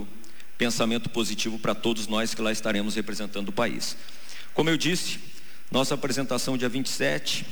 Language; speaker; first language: Portuguese; native; Portuguese